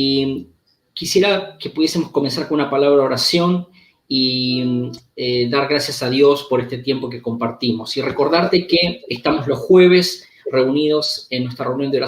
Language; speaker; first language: Spanish; native; Spanish